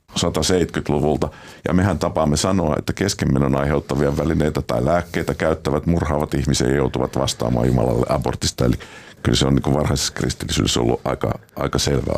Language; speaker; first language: Finnish; native; Finnish